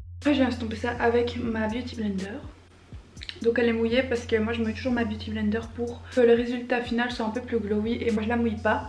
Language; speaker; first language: French; native; French